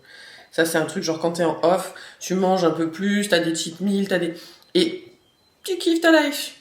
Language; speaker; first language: French; native; French